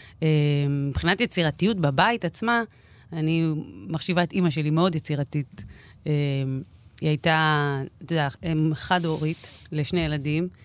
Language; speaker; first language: Hebrew; native; Hebrew